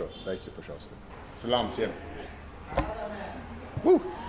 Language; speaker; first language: Russian; non-native, learner; English